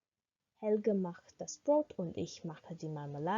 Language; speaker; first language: German; non-native, learner; English